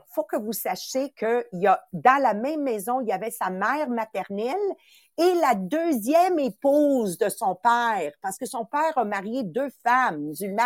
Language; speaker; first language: French; native; French